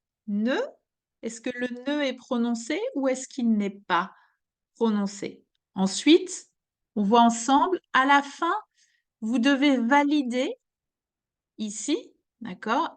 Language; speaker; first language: French; native; French